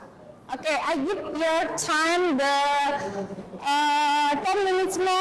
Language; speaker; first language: English; non-native, learner; Indonesian